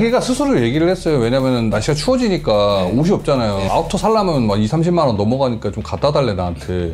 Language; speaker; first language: Korean; native; Korean